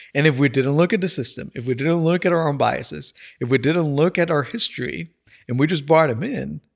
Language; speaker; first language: English; non-native, fluent; Spanish